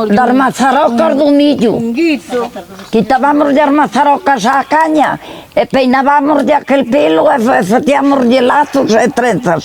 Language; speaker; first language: Galician; native; Galician